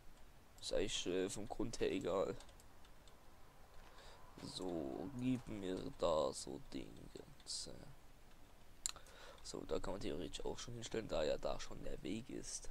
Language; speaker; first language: German; native; German